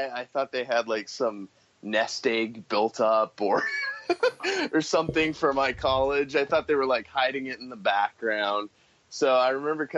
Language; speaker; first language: English; native; English